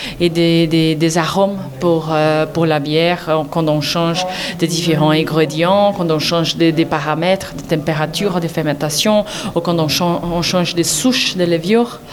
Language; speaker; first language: French; non-native, learner; Portuguese